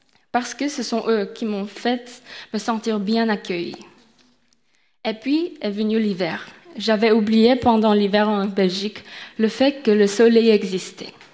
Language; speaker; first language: French; non-native, fluent; Korean